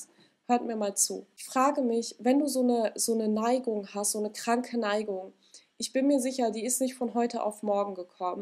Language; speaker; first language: German; native; German